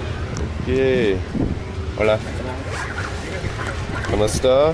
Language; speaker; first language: Spanish; non-native, learner; English